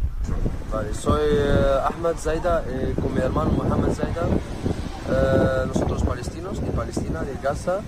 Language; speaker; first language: Spanish; non-native, learner; Arabic